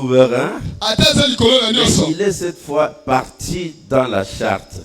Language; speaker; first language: French; non-native, local second language; Luba-Lulua